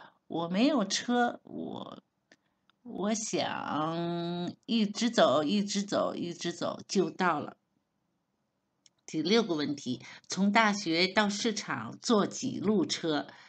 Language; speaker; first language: Chinese; non-native, learner; Hebrew